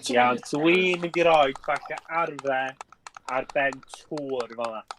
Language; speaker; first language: Welsh; native; Welsh